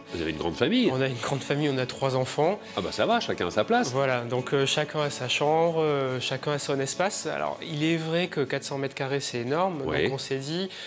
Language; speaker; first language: French; native; French